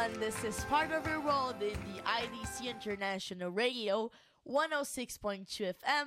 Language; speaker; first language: English; non-native, fluent; Portuguese